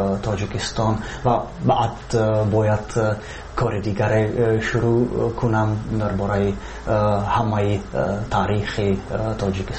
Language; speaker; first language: Persian; non-native, fluent; Czech